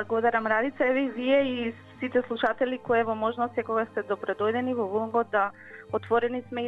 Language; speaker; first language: Macedonian; native; Macedonian